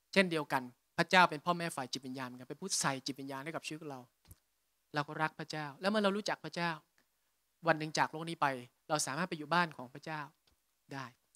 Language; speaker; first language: Thai; native; Thai